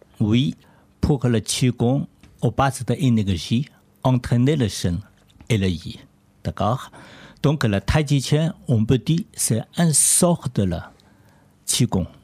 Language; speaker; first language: French; non-native, learner; Chinese